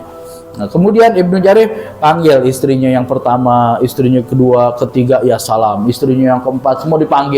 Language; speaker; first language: Indonesian; native; Indonesian